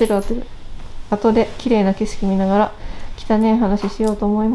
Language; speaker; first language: Japanese; native; Japanese